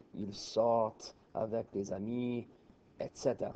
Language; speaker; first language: French; non-native, fluent; English